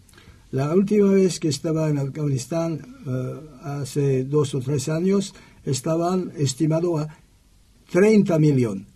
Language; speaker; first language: Spanish; non-native, learner; French